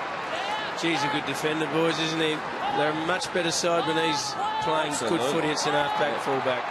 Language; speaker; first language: English; native; English